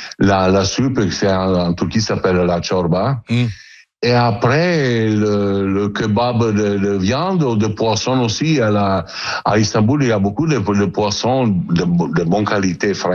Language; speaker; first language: French; non-native, learner; Italian